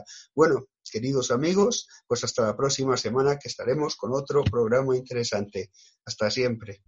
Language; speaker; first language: Spanish; native; Spanish